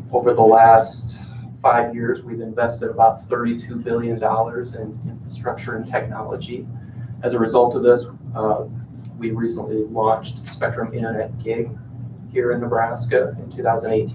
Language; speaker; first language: English; native; English